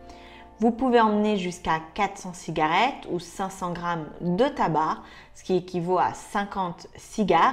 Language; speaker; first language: French; native; French